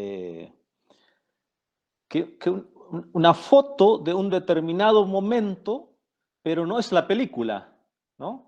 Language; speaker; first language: Spanish; non-native, local second language; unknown